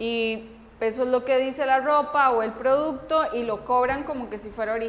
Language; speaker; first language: Spanish; native; Spanish